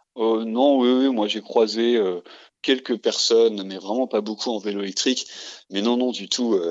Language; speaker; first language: French; native; French